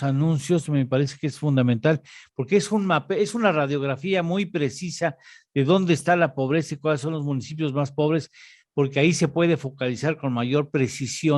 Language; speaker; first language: Spanish; native; Spanish